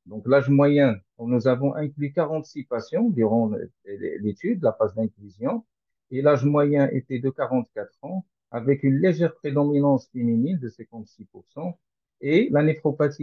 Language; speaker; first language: French; non-native, local second language; Arabic